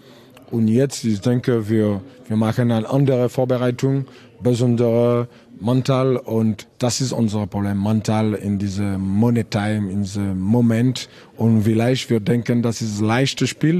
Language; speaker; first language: German; non-native, learner; French